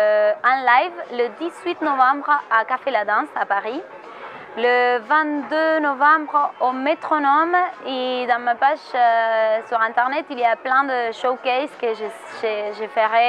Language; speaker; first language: French; non-native, fluent; Spanish